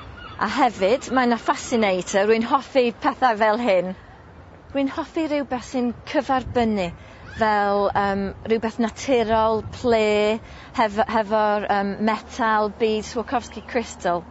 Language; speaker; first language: Welsh; non-native, local second language; English